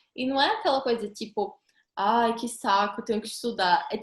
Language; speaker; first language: Portuguese; native; Portuguese